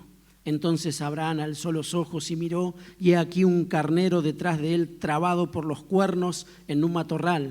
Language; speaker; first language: Spanish; native; Spanish